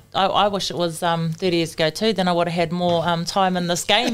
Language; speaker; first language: English; native; English